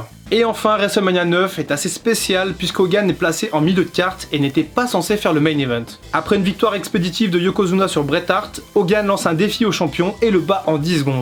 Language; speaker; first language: French; native; French